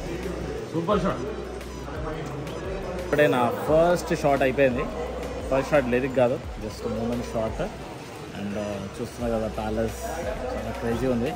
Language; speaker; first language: Telugu; native; Telugu